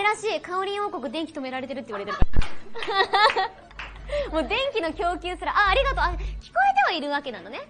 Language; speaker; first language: Japanese; native; Japanese